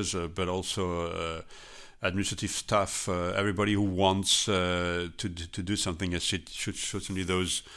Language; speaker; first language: English; non-native, fluent; French